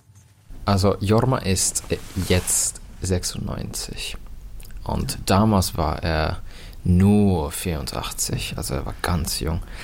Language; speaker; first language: German; non-native, fluent; Finnish